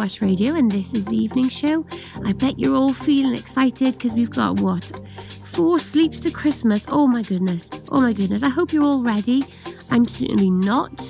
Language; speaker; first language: English; native; English